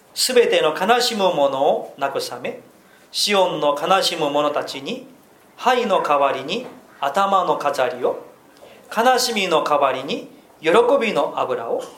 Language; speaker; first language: Japanese; non-native, fluent; Korean